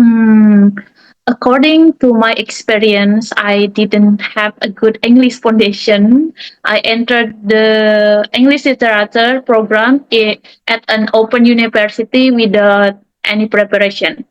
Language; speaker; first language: English; non-native, learner; Indonesian